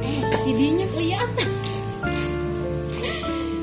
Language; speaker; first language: Indonesian; native; Indonesian